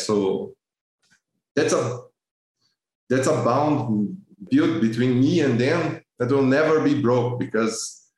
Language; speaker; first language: English; non-native, fluent; Portuguese